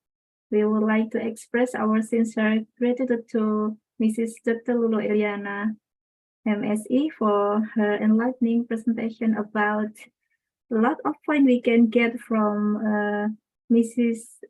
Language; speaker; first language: English; non-native, local second language; Indonesian